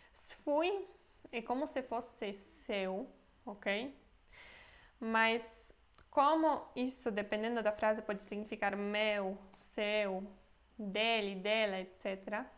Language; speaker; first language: Portuguese; non-native, fluent; Polish